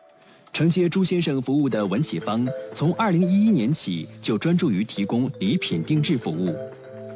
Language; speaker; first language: Chinese; native; Chinese